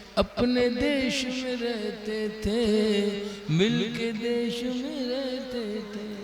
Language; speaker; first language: Hindi; native; Hindi